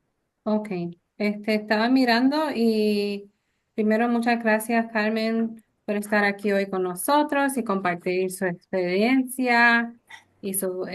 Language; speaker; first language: Spanish; early bilingual, heritage; Spanish